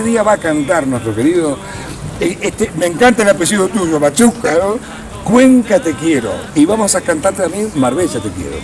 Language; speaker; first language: Spanish; native; Spanish